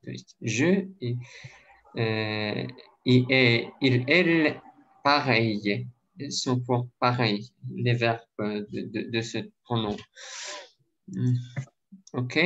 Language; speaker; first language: French; non-native, learner; Russian